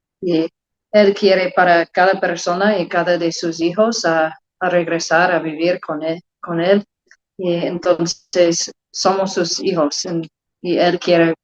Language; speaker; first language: Spanish; non-native, learner; English